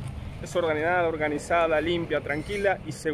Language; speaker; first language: Spanish; native; Spanish